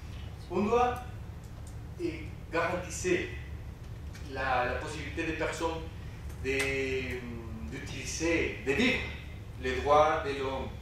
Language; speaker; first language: French; non-native, fluent; Spanish